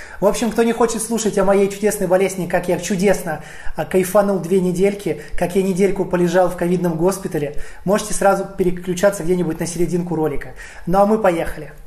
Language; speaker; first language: Russian; native; Russian